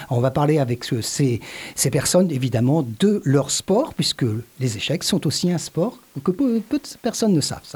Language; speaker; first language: French; native; French